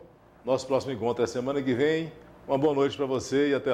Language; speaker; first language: Portuguese; native; Portuguese